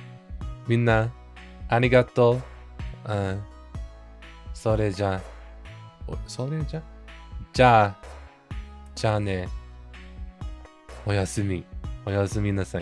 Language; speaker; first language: Japanese; non-native, learner; English